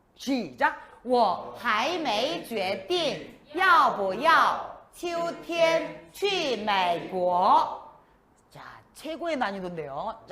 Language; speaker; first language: Chinese; non-native, fluent; Korean